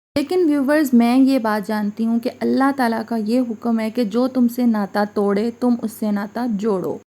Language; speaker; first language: Urdu; native; Urdu